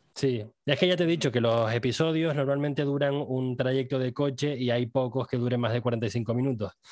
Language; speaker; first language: Spanish; native; Spanish